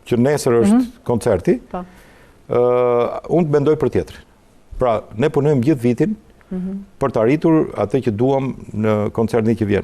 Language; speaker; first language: Albanian; native; Albanian